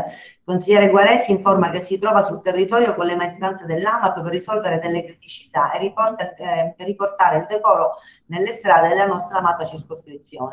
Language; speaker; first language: Italian; native; Italian